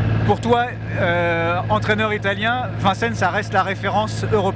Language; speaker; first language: French; native; French